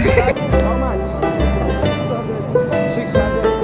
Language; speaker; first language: English; non-native, learner; Filipino